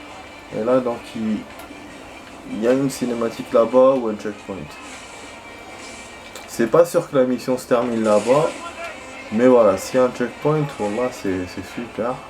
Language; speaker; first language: French; native; French